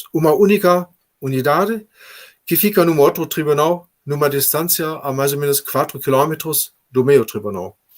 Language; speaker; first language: Portuguese; non-native, fluent; German